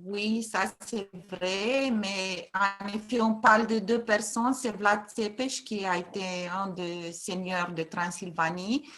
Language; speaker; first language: French; non-native, fluent; Romanian